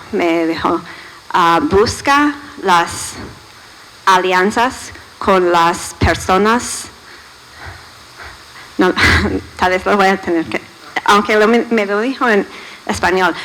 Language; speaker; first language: Spanish; non-native, fluent; English